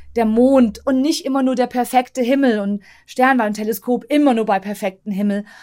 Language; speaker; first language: German; native; German